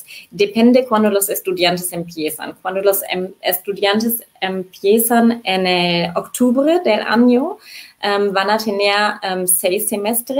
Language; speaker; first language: Spanish; non-native, fluent; German